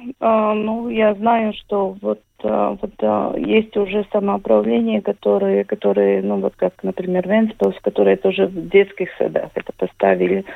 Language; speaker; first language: Russian; non-native, local second language; Latvian